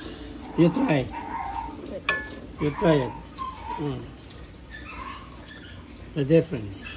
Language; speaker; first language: English; non-native, local second language; Filipino